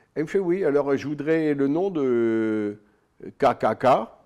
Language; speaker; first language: French; native; French